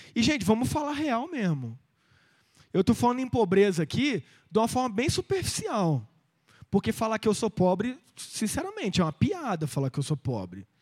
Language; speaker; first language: Portuguese; native; Portuguese